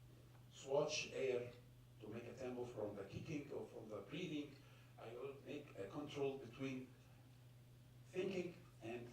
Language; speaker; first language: English; non-native, fluent; Arabic